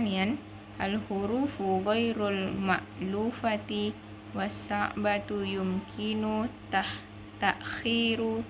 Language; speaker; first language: Arabic; non-native, learner; Indonesian